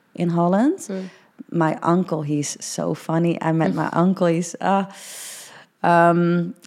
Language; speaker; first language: English; early bilingual, heritage; Dutch